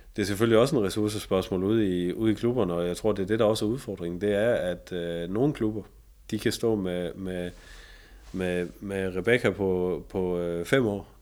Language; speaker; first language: Danish; native; Danish